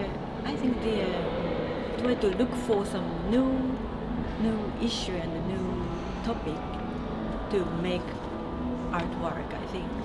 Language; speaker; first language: English; non-native, learner; Japanese